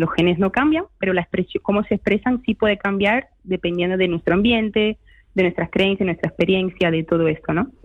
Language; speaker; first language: Spanish; early bilingual, other home language; Portuguese